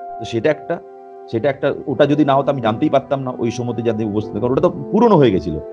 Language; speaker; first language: Bangla; native; Bangla